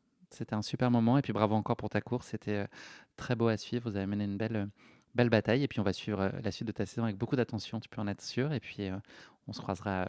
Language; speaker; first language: French; native; French